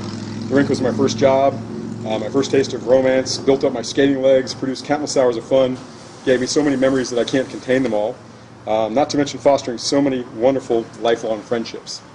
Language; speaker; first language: English; native; English